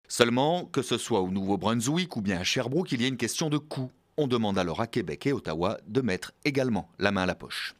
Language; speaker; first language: French; native; French